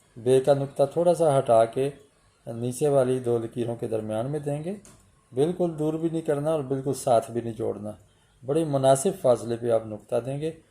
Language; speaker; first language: Urdu; native; Urdu